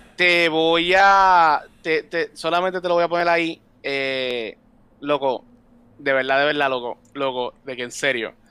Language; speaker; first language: Spanish; native; Spanish